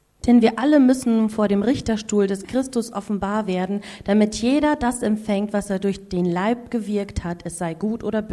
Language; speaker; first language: German; native; German